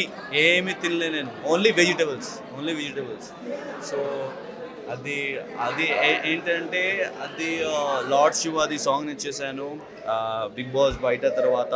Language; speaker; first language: Telugu; non-native, learner; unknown